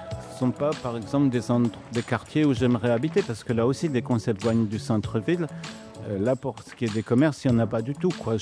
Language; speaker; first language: French; native; French